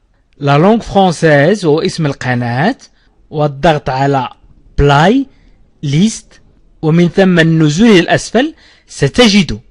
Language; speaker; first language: Arabic; native; Arabic